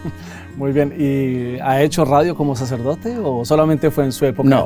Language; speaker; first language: Spanish; native; Spanish